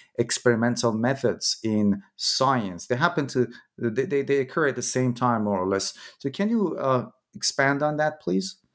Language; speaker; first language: English; non-native, fluent; Persian